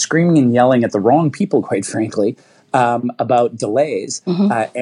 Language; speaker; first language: English; native; English